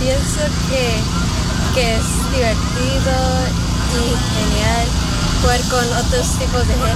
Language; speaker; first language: Spanish; early bilingual, other home language; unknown